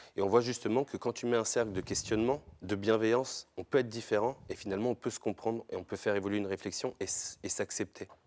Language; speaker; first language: French; native; French